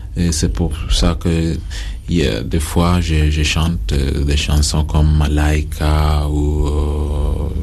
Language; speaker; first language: French; non-native, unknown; Acoli